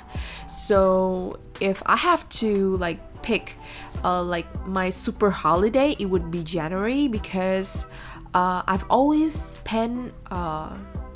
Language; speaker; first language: English; non-native, fluent; Indonesian